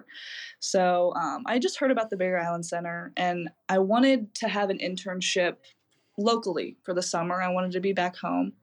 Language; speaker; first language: English; native; English